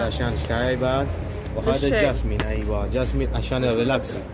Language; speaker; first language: Arabic; non-native, learner; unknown